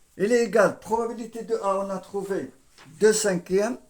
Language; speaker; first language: French; non-native, local second language; Arabic